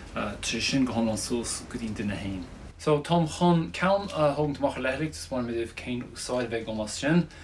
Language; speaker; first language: Irish; native; Irish